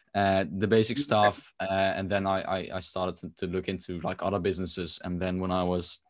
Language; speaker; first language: English; non-native, fluent; Dutch